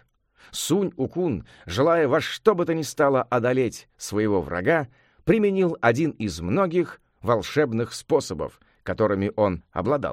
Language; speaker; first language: Russian; native; Russian